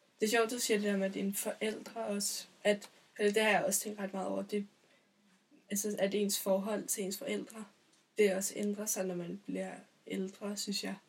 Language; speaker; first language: Danish; native; Danish